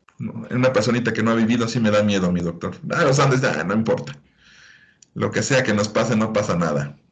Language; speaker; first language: Spanish; native; Spanish